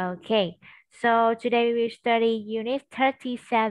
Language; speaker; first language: English; non-native, fluent; Vietnamese